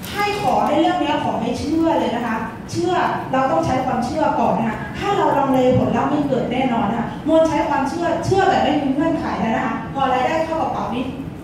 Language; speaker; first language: Thai; non-native, local second language; Shan